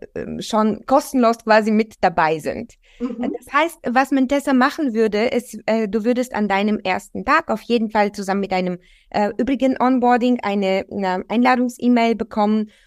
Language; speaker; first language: German; non-native, fluent; Bulgarian